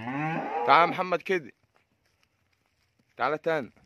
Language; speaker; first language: Arabic; native; Arabic